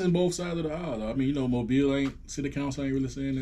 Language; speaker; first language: English; native; English